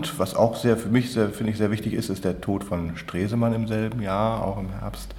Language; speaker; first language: German; native; German